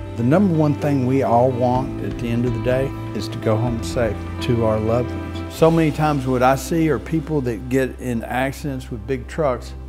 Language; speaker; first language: English; native; English